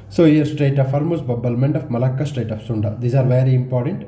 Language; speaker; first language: English; non-native, local second language; Kannada